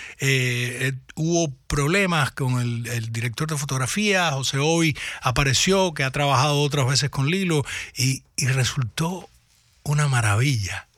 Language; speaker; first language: Spanish; native; Spanish